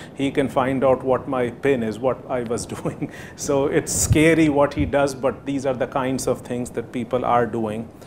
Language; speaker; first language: English; non-native, local second language; Hindi